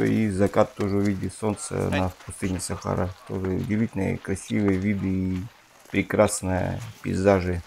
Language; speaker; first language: Russian; native; Russian